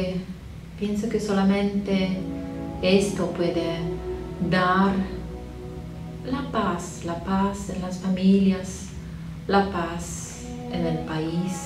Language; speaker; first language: Spanish; non-native, learner; Polish